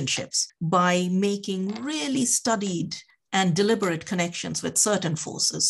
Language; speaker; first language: English; non-native, local second language; Bangla